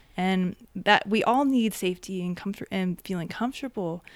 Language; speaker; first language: English; native; English